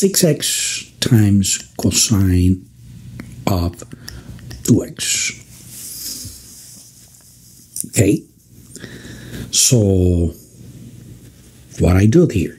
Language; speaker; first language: English; non-native, fluent; Spanish